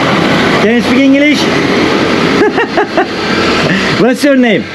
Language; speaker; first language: English; non-native, learner; Turkish